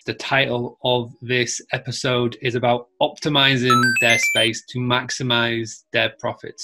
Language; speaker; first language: English; native; English